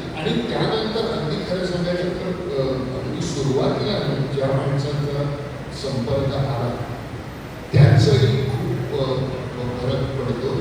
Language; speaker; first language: Marathi; non-native, local second language; Konkani